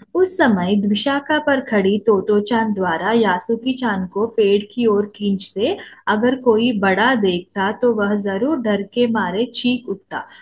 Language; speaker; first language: Hindi; non-native, local second language; Telugu